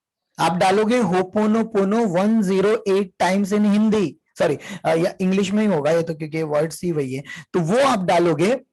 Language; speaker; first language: Hindi; native; Hindi